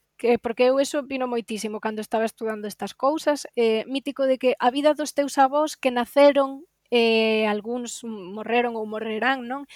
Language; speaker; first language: Galician; native; Galician